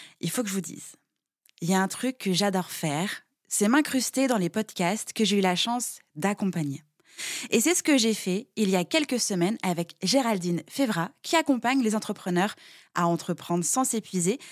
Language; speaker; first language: French; native; French